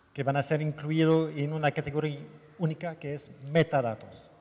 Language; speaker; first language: Spanish; non-native, learner; French